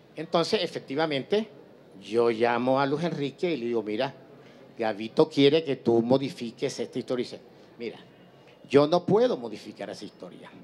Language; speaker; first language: Spanish; native; Spanish